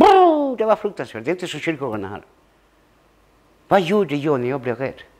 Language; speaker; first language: Swedish; early bilingual, other home language; Spanish